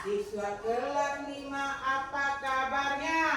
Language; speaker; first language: Indonesian; native; Indonesian